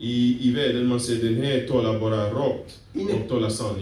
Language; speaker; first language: Swedish; non-native, fluent; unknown